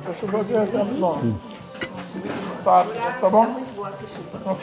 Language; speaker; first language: Portuguese; non-native, local second language; Kabuverdianu